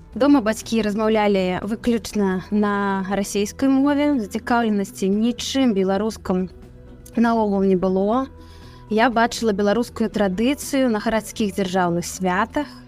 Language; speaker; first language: Belarusian; non-native, local second language; Russian